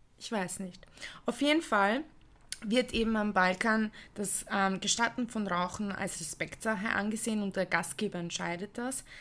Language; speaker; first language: German; early bilingual, other home language; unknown